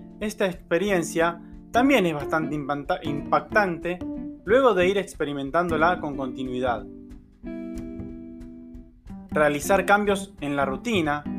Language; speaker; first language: Spanish; native; Spanish